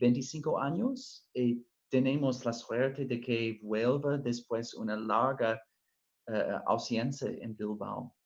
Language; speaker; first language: Spanish; non-native, fluent; English